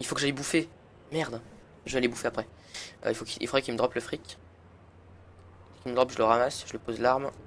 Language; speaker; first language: French; native; French